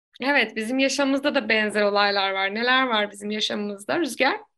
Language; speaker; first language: Turkish; native; Turkish